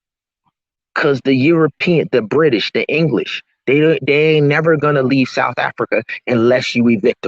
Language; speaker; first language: English; native; English